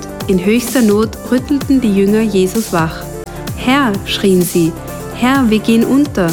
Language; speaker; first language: German; native; German